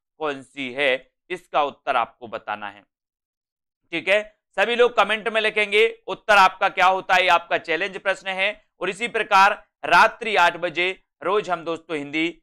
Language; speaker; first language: Hindi; native; Hindi